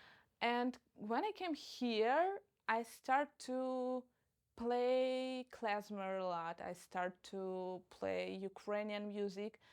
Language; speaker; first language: English; non-native, fluent; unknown